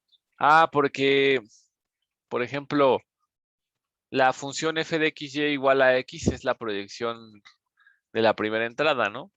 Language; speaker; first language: Spanish; native; Spanish